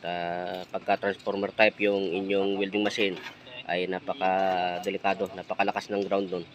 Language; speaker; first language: Filipino; native; Filipino